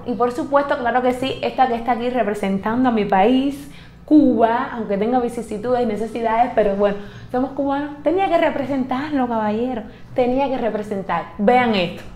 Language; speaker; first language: Spanish; native; Spanish